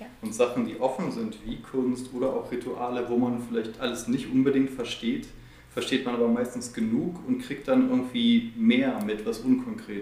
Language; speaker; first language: German; native; German